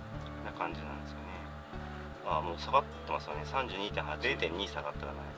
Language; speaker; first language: Japanese; native; Japanese